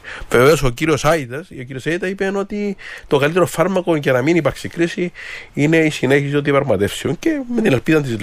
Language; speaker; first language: Greek; native; Greek